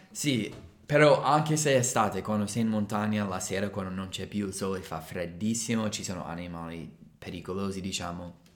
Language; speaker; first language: Italian; non-native, fluent; English